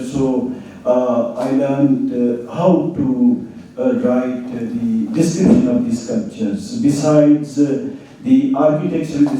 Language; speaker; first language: English; non-native, local second language; Urdu